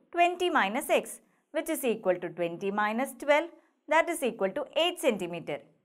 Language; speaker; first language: English; non-native, local second language; Malayalam